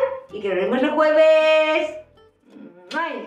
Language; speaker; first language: Spanish; native; Spanish